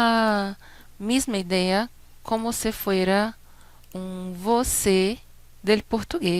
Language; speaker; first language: Spanish; non-native, fluent; Portuguese